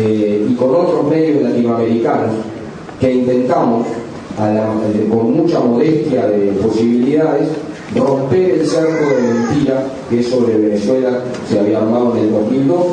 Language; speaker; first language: Spanish; native; Spanish